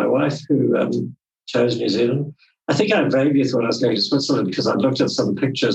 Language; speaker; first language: English; native; English